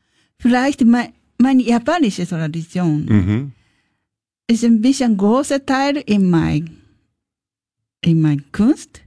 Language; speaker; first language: German; non-native, learner; Japanese